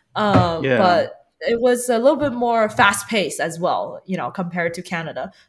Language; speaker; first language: English; early bilingual, other home language; Chinese